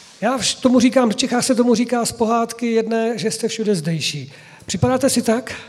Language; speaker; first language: Czech; native; Czech